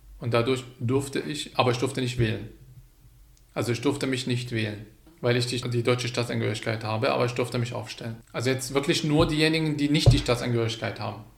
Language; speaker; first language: German; non-native, fluent; Arabic